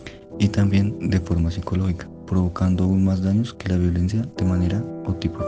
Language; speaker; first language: Spanish; native; Spanish